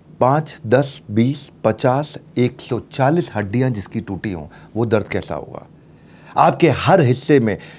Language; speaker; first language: Hindi; native; Hindi